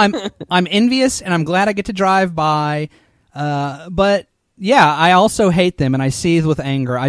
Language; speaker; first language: English; native; English